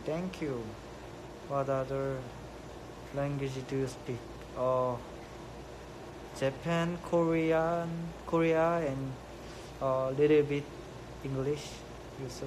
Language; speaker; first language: English; non-native, learner; Korean